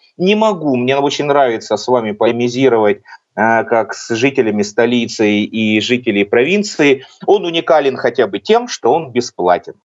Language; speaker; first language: Russian; native; Russian